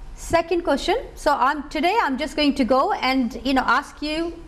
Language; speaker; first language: English; non-native, local second language; Urdu